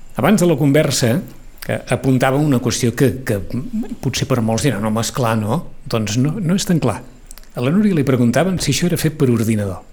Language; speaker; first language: Catalan; native; Catalan